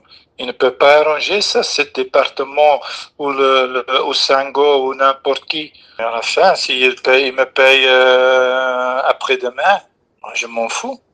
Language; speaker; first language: French; non-native, local second language; Dutch